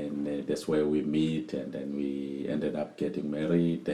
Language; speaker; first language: English; non-native, local second language; Zulu